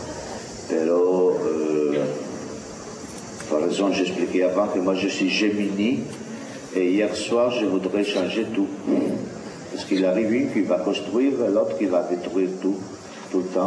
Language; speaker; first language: French; non-native, fluent; Italian